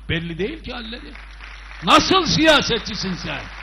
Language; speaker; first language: Turkish; native; Turkish